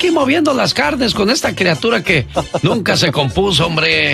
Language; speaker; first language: Spanish; native; Spanish